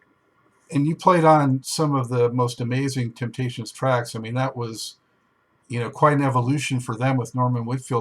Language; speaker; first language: English; native; English